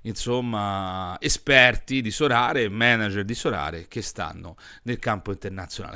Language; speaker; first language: Italian; native; Italian